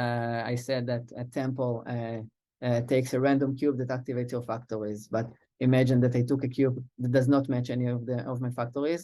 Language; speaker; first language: English; non-native, fluent; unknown